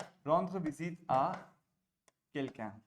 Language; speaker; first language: French; non-native, fluent; Hindi